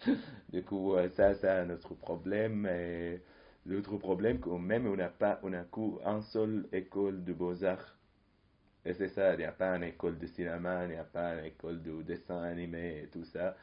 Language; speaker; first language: French; non-native, fluent; Arabic